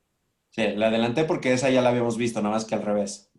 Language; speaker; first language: Spanish; native; Spanish